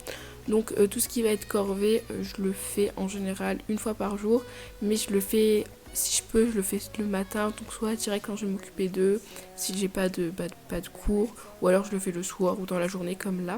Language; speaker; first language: French; native; French